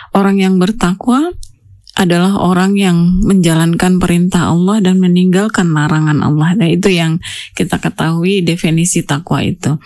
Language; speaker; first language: Indonesian; native; Indonesian